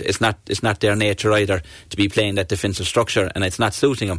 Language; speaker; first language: English; native; English